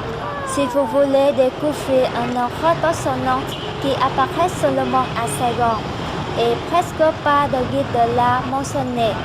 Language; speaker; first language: French; non-native, local second language; Vietnamese